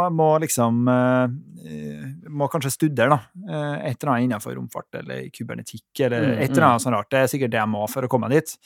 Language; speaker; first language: Norwegian; native; Norwegian